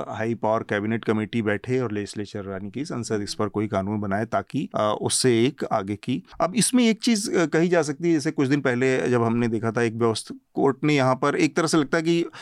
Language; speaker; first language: Hindi; native; Hindi